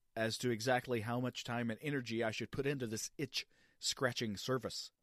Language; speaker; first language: English; native; English